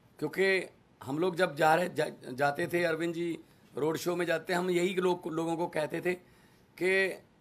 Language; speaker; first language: Hindi; non-native, local second language; Punjabi